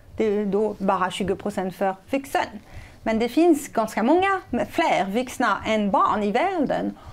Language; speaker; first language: Swedish; non-native, fluent; French